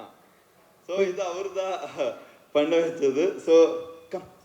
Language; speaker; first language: Tamil; non-native, learner; Kannada